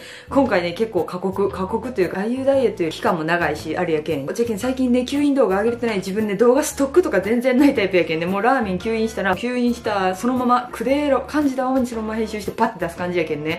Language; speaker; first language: Japanese; native; Japanese